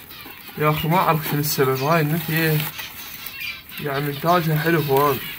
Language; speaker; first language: Arabic; native; Arabic